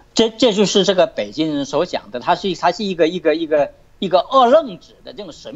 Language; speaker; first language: Chinese; native; Chinese